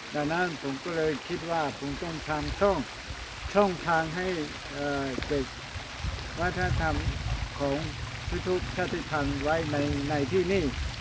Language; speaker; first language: Thai; non-native, local second language; Hmong